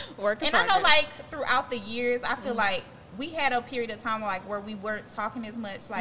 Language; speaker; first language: English; native; English